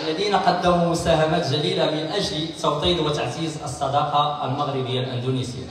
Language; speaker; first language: Arabic; native; Arabic